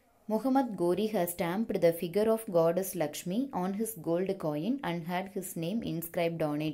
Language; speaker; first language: English; non-native, local second language; Tamil